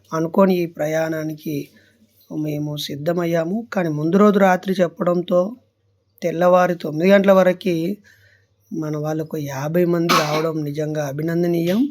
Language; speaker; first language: Telugu; native; Telugu